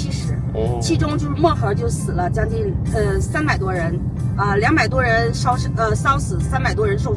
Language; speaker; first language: Chinese; native; Chinese